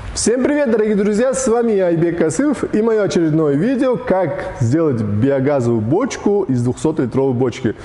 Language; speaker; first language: Russian; non-native, local second language; Uzbek